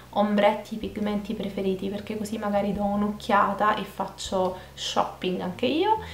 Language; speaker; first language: Italian; native; Italian